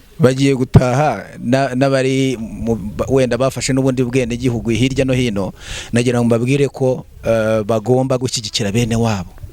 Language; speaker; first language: Kinyarwanda; native; Kinyarwanda